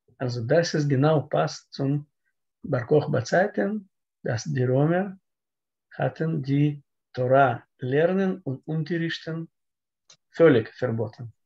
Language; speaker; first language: German; non-native, learner; Russian